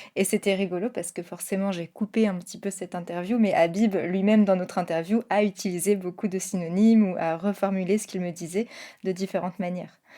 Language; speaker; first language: French; native; French